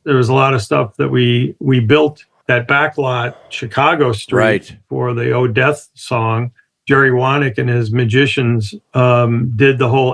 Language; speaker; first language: English; native; English